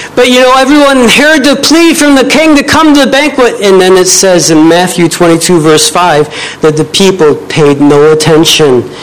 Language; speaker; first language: English; native; English